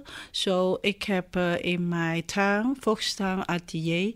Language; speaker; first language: Dutch; non-native, learner; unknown